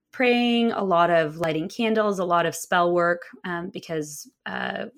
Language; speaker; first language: English; early bilingual, other home language; Russian